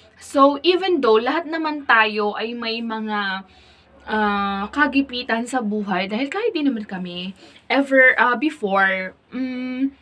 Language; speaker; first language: Filipino; native; Filipino